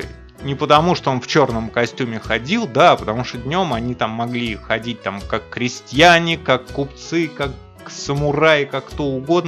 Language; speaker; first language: Russian; native; Russian